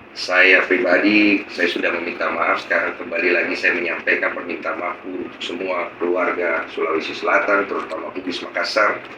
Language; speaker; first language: Indonesian; native; Indonesian